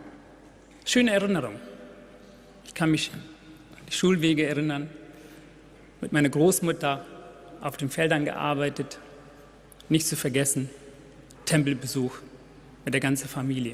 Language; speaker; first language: German; non-native, fluent; Tamil